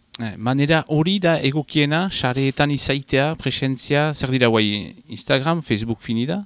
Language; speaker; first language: Basque; native; Basque